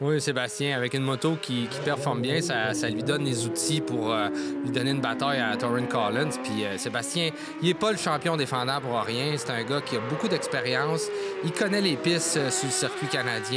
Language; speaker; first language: French; native; French